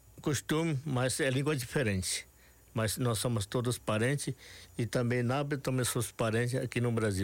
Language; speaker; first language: Portuguese; non-native, local second language; Yanomámi